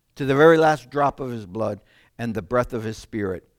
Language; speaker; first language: English; non-native, fluent; Italian